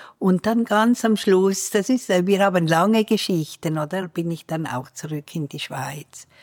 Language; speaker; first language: German; native; German